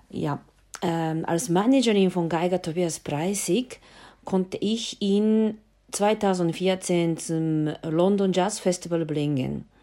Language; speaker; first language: German; non-native, fluent; Japanese